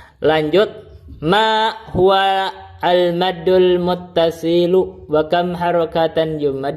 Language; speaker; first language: Arabic; non-native, fluent; Indonesian